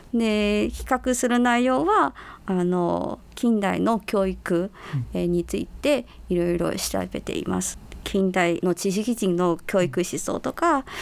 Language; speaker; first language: Japanese; non-native, fluent; Chinese